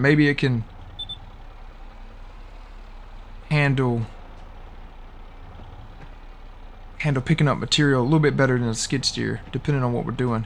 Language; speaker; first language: English; native; English